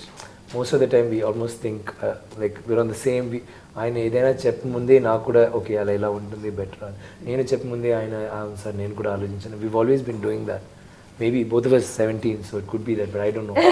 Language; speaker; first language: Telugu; non-native, local second language; Tamil